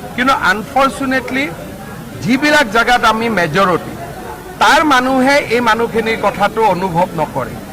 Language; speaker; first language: Assamese; native; Assamese